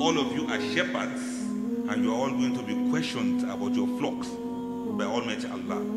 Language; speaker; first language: English; non-native, local second language; Yoruba